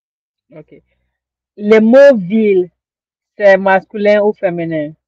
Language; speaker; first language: French; non-native, learner; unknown